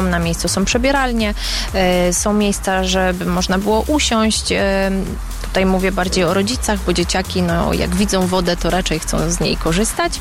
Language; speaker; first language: Polish; native; Polish